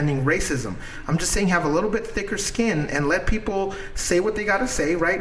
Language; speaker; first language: English; non-native, fluent; Spanish